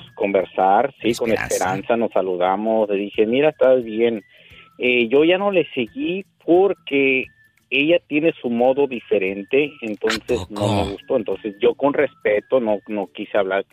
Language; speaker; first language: Spanish; native; Spanish